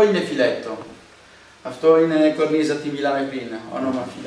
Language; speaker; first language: Greek; non-native, learner; Italian